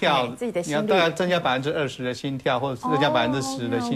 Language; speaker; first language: Chinese; native; Chinese